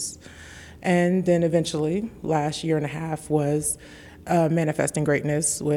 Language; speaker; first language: English; native; English